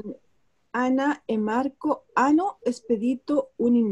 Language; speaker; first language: Italian; non-native, learner; Spanish